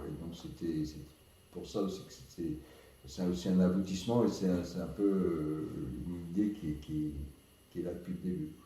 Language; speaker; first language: French; native; French